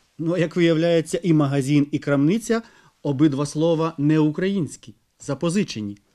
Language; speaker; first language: Ukrainian; native; Ukrainian